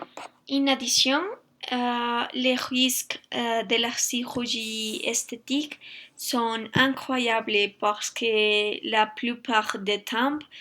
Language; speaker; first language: French; non-native, learner; Spanish